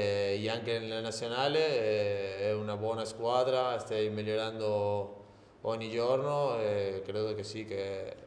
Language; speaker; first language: Italian; non-native, learner; Spanish